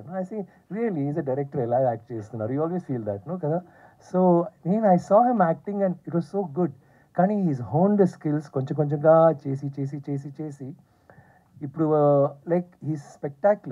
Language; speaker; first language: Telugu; non-native, learner; Tamil